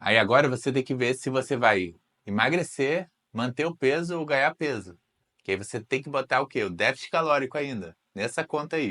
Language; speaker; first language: Portuguese; native; Portuguese